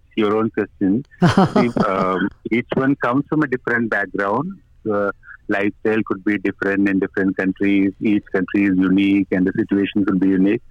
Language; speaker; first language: English; non-native, local second language; Malayalam